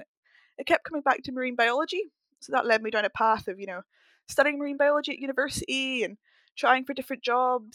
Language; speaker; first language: English; native; English